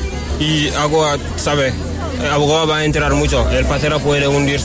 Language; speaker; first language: Spanish; non-native, learner; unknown